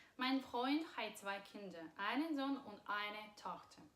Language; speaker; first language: German; non-native, fluent; Russian